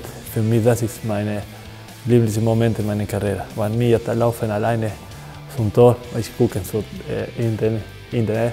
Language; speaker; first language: German; non-native, learner; Spanish